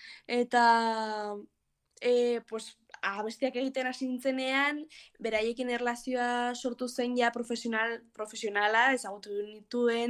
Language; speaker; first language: Basque; non-native, local second language; Spanish